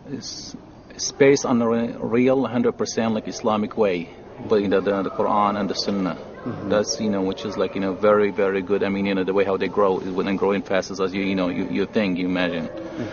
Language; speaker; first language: English; non-native, learner; Arabic